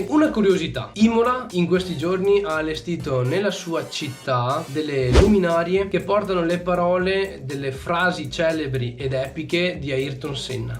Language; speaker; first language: Italian; native; Italian